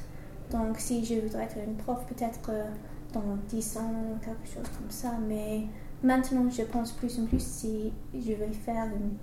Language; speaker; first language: French; non-native, learner; English